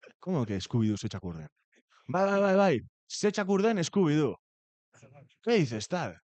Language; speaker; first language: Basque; non-native, local second language; Spanish